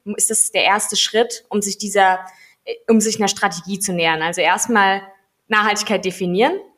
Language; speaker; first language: German; native; German